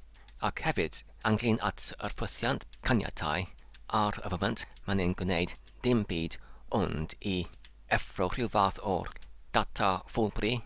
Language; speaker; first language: Welsh; non-native, learner; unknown